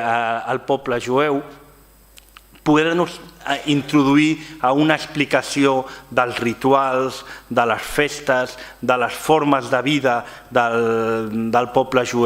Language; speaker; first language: Catalan; native; Catalan